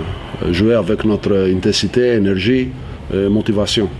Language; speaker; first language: French; non-native, fluent; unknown